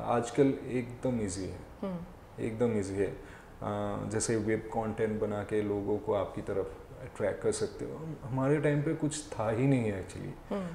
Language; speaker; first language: Hindi; non-native, local second language; Assamese